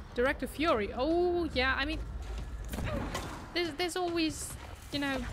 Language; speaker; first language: English; non-native, fluent; German